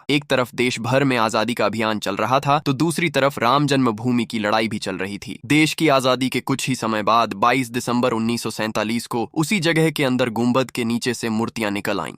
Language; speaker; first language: Hindi; native; Hindi